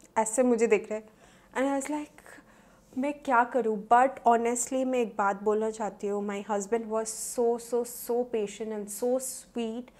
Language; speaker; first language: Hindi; non-native, local second language; Bangla